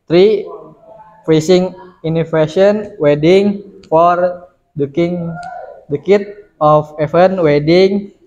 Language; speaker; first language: English; non-native, learner; Indonesian